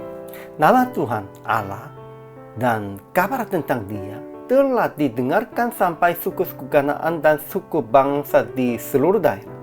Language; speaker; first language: Indonesian; non-native, fluent; Korean